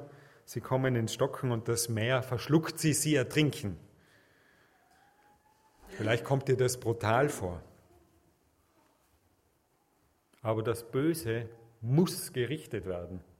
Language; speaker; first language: German; native; German